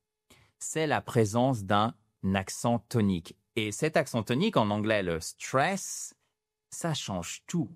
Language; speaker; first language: French; native; French